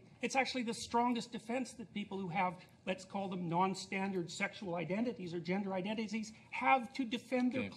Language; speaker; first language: English; native; English